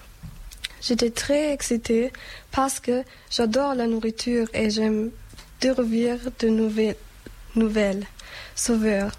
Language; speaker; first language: French; non-native, learner; German